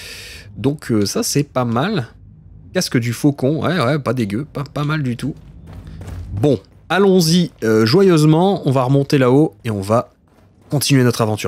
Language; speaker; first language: French; native; French